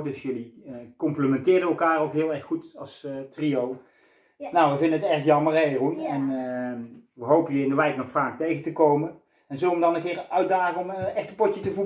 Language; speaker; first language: Dutch; native; Dutch